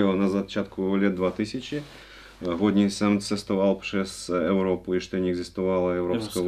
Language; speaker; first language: Czech; non-native, learner; Russian